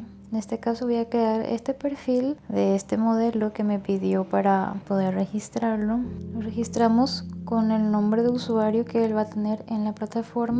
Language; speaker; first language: Spanish; native; Spanish